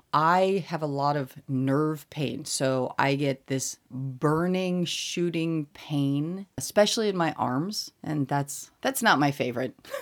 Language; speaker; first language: English; native; English